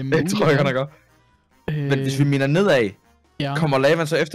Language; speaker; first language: Danish; native; Danish